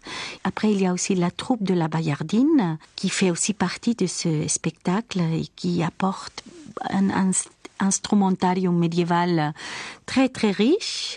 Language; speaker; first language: French; non-native, fluent; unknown